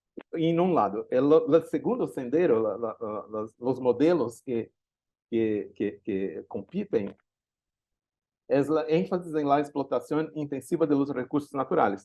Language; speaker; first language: Spanish; non-native, learner; Portuguese